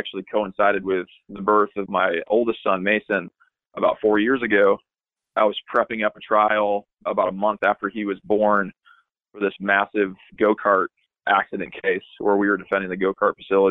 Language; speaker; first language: English; native; English